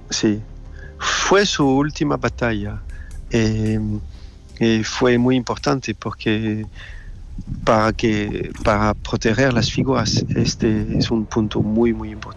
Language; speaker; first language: Spanish; non-native, fluent; French